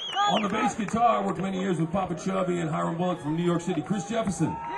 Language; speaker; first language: English; native; English